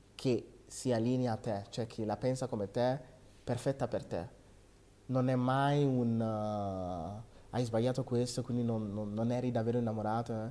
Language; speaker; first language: Italian; early bilingual, other home language; Akan